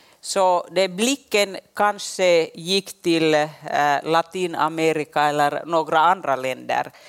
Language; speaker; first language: Swedish; non-native, local second language; Finnish